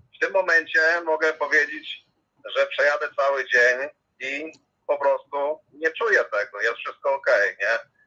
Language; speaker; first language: Polish; native; Polish